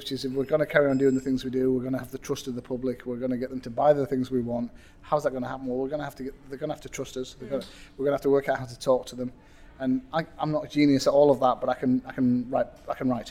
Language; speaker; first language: English; native; English